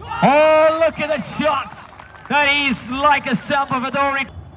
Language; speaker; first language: English; non-native, local second language; Malayalam